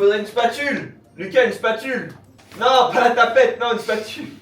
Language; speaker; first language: French; native; French